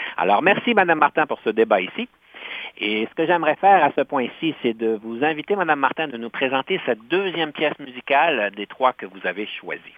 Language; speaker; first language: French; native; French